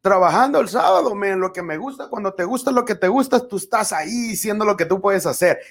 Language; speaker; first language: Spanish; early bilingual, other home language; English